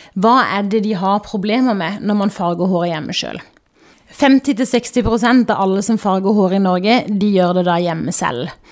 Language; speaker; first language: Norwegian; native; Norwegian